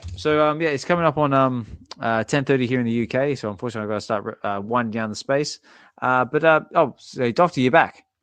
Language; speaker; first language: English; native; English